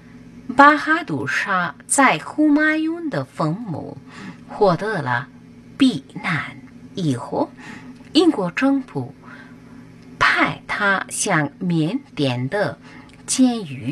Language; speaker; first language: Chinese; non-native, fluent; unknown